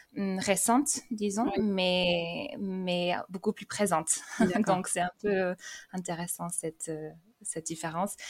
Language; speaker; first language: French; early bilingual, other home language; English